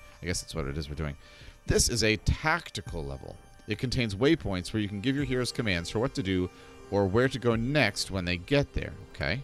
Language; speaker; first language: English; native; English